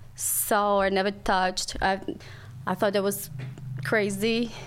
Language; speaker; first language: English; non-native, learner; Portuguese